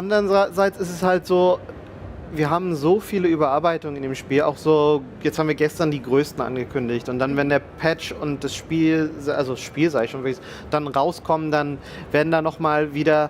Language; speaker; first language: German; native; German